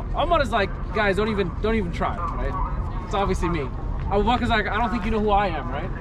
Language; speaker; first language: English; native; English